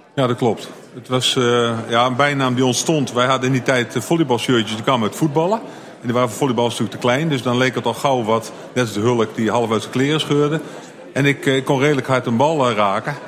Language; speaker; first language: Dutch; native; Dutch